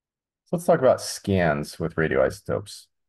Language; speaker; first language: English; native; English